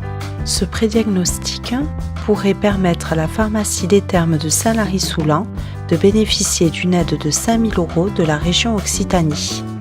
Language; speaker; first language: French; native; French